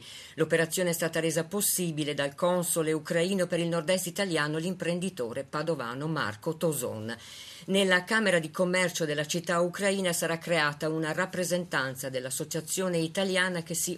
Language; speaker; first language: Italian; native; Italian